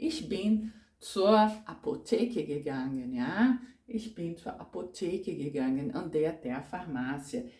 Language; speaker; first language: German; non-native, fluent; Portuguese